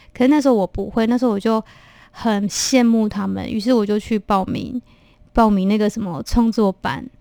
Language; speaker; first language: Chinese; non-native, local second language; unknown